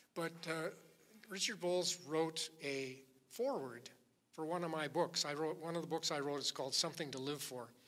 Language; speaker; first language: English; native; English